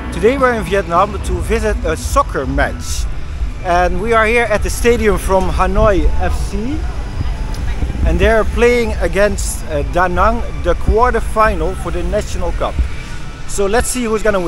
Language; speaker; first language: English; non-native, fluent; Dutch